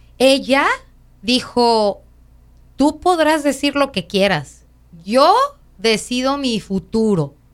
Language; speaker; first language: Spanish; native; Spanish